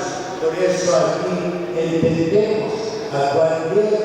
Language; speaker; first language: Spanish; non-native, fluent; Arabic